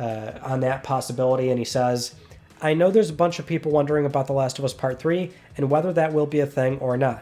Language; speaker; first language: English; native; English